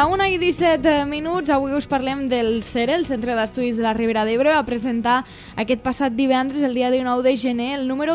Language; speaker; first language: Catalan; native; Catalan